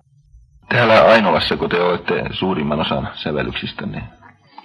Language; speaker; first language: Finnish; native; Finnish